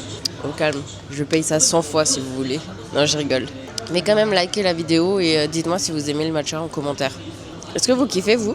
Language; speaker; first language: French; native; French